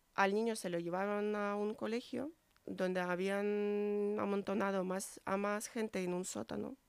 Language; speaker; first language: Spanish; non-native, fluent; Ukrainian